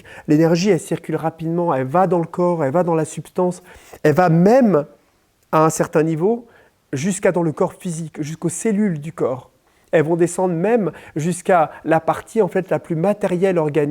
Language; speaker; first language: French; native; French